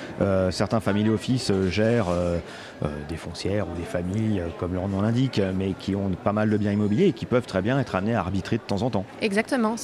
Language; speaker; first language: French; native; French